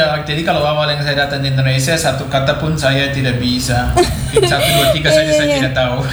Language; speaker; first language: Indonesian; non-native, fluent; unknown